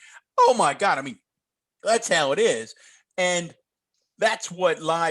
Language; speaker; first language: English; native; English